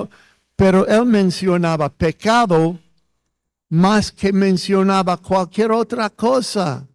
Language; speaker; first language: Spanish; non-native, fluent; English